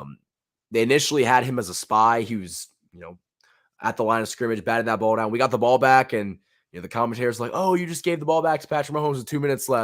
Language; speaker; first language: English; native; English